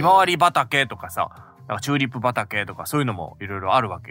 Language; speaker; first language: Japanese; native; Japanese